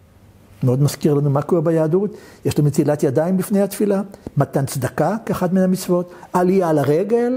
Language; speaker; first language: Hebrew; native; Hebrew